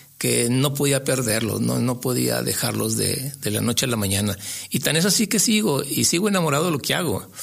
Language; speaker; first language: Spanish; native; Spanish